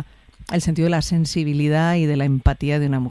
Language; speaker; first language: Spanish; native; Spanish